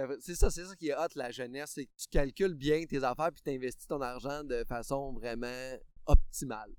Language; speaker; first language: French; native; French